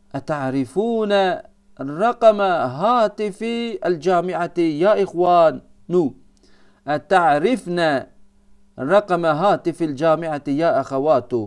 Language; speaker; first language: Arabic; non-native, fluent; Turkish